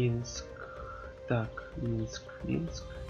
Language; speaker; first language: Russian; native; Russian